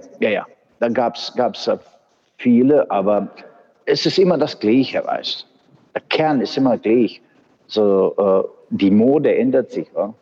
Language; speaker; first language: German; non-native, fluent; Bosnian